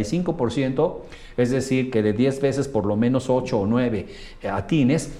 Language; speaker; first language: Spanish; native; Spanish